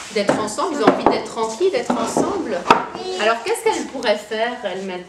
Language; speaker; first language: French; native; French